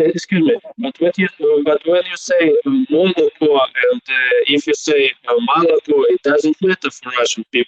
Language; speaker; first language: English; non-native, learner; Belarusian